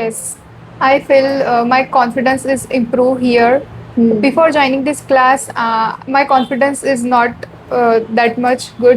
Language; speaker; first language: English; non-native, learner; Marathi